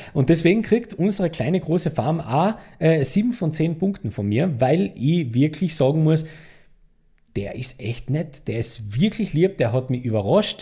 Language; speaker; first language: German; native; German